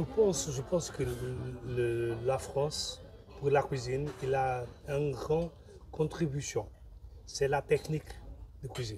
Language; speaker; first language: French; non-native, learner; Portuguese